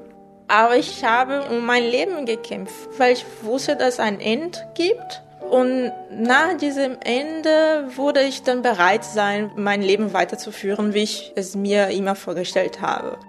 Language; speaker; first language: German; non-native, fluent; Portuguese